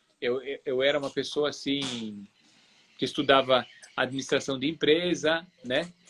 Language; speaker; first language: Portuguese; non-native, fluent; Italian